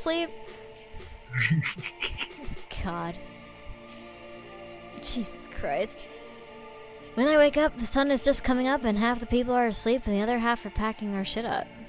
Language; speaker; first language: English; native; English